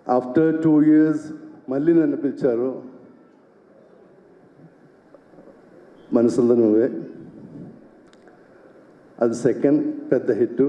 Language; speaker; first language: Telugu; non-native, local second language; Malayalam